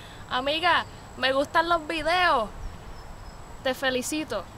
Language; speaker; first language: Spanish; early bilingual, heritage; Spanish